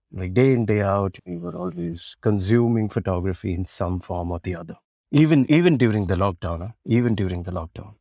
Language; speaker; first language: English; non-native, local second language; Marathi